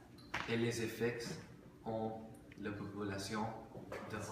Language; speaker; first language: French; non-native, learner; English